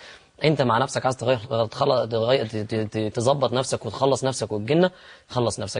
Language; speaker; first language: Arabic; native; Arabic